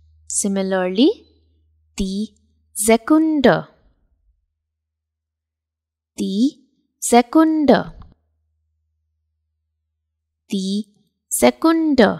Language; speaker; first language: German; non-native, fluent; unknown